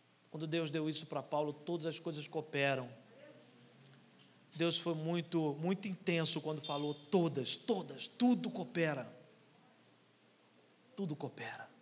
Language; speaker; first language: Portuguese; native; Portuguese